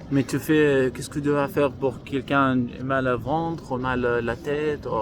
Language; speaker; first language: French; non-native, learner; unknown